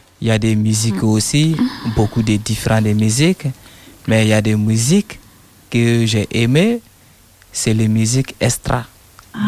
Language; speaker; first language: French; non-native, learner; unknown